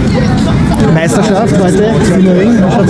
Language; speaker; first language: German; native; German